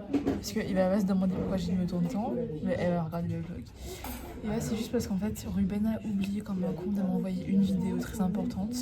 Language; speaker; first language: French; native; French